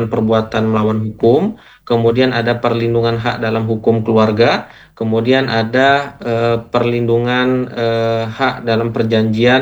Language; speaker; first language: Indonesian; native; Indonesian